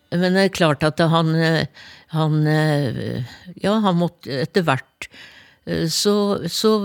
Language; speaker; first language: Norwegian; native; Norwegian